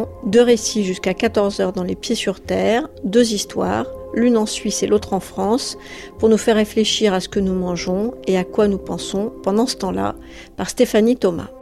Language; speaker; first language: French; native; French